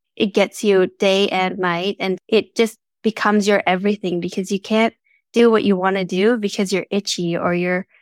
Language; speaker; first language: English; native; English